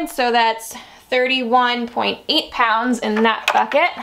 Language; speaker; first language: English; native; English